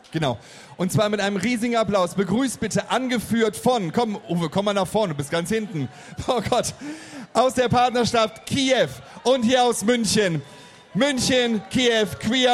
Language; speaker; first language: German; native; German